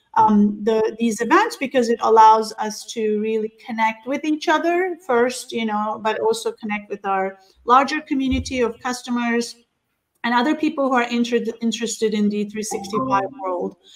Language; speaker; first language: English; non-native, fluent; Turkish